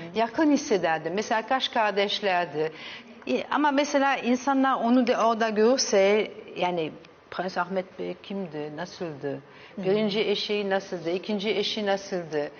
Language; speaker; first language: Turkish; early bilingual, heritage; Turkish